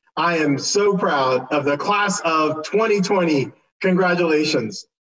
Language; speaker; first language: English; early bilingual, other home language; Spanish